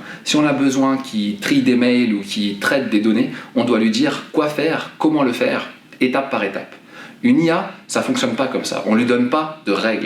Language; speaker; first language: French; native; French